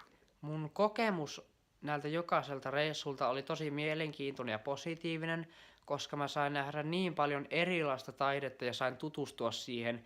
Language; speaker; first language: Finnish; native; Finnish